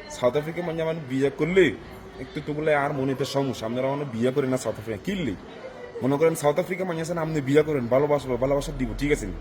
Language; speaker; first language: Bangla; non-native, learner; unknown